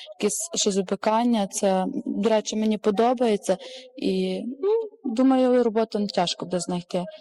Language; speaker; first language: Ukrainian; native; Ukrainian